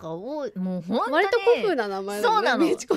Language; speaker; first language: Japanese; native; Japanese